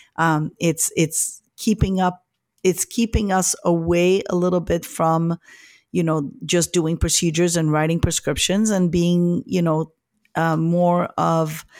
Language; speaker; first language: English; early bilingual, other home language; French